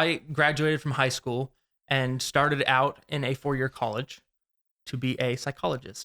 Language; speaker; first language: English; native; English